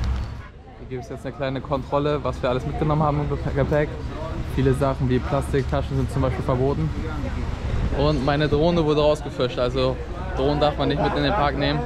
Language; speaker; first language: German; native; German